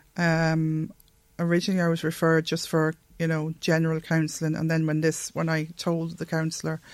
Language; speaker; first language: English; native; English